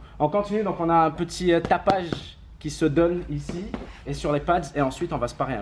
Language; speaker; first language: French; native; French